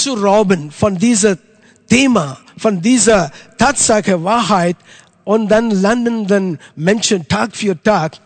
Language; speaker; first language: German; non-native, fluent; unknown